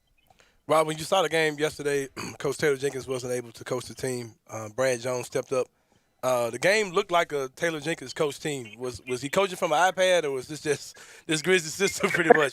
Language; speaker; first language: English; native; English